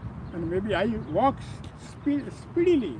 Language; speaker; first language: English; non-native, learner; Gujarati